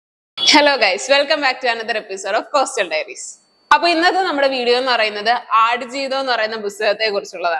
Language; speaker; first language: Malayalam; native; Malayalam